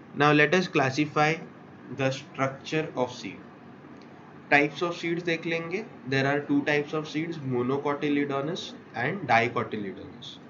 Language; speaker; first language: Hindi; non-native, local second language; Marathi